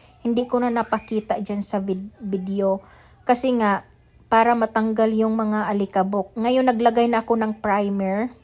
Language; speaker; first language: Filipino; non-native, local second language; Cebuano